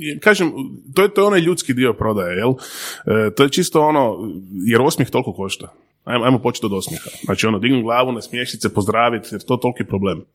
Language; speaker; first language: Croatian; native; Croatian